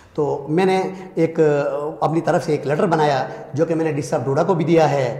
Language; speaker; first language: Hindi; native; Hindi